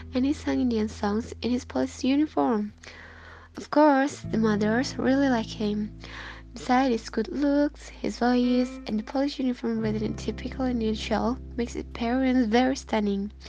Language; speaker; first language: English; non-native, fluent; Indonesian